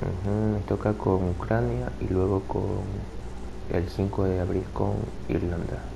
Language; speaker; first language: Spanish; native; Spanish